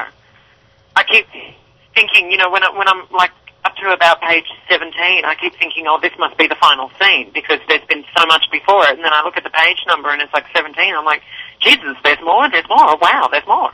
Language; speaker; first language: English; native; English